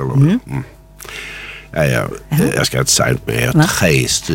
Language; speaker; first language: Swedish; native; Swedish